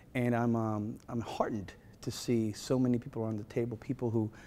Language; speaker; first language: English; native; English